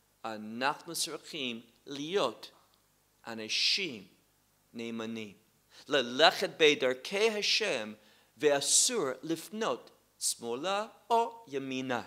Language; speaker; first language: Hebrew; non-native, fluent; English